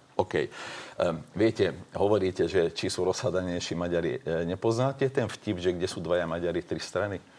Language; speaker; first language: Slovak; non-native, local second language; Hungarian